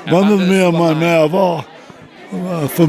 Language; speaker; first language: Portuguese; early bilingual, heritage; Portuguese